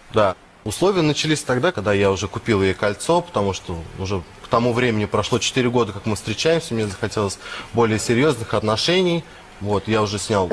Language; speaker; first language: Russian; native; Russian